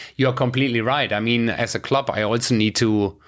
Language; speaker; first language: English; non-native, fluent; German